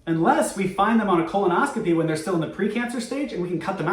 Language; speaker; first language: English; native; English